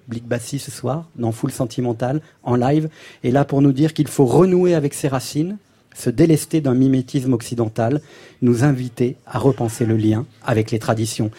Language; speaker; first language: French; native; French